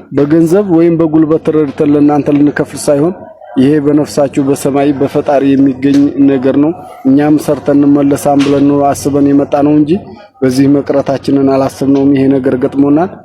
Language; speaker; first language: Amharic; native; Amharic